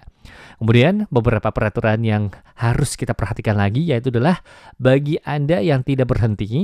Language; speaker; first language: Indonesian; native; Indonesian